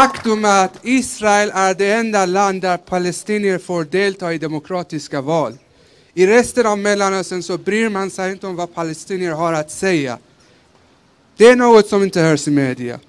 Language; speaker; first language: Swedish; early bilingual, other home language; Persian